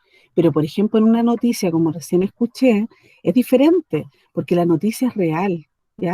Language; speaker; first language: Spanish; native; Spanish